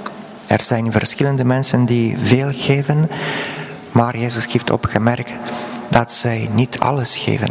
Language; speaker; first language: Dutch; non-native, fluent; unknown